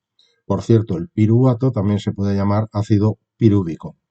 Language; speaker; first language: Spanish; native; Spanish